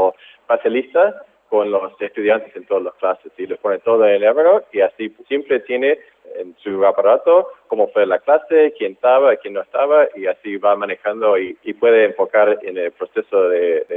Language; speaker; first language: Spanish; non-native, fluent; English